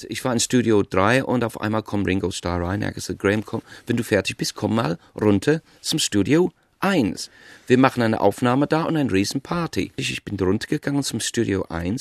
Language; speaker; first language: German; non-native, fluent; English